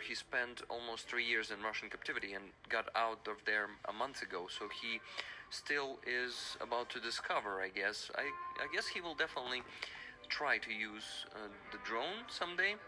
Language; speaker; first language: English; non-native, fluent; Ukrainian